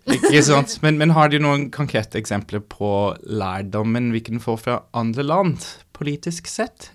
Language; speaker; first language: Norwegian; non-native, fluent; English